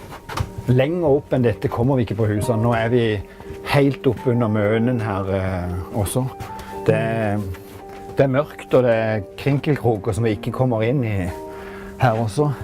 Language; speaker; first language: Norwegian; native; Norwegian